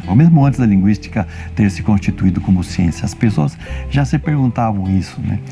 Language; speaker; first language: Portuguese; native; Portuguese